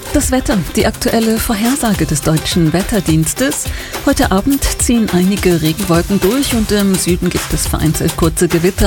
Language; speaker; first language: German; native; German